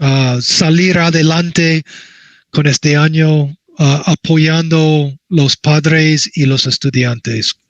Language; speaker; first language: Spanish; non-native, learner; English